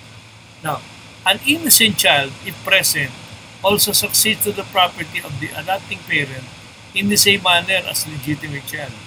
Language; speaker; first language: English; non-native, local second language; Filipino